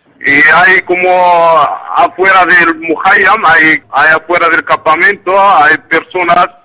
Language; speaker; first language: Spanish; non-native, learner; Arabic